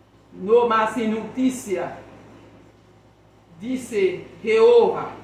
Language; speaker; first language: Spanish; non-native, learner; Haitian Creole